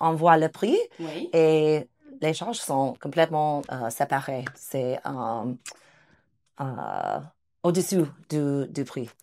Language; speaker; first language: French; non-native, fluent; English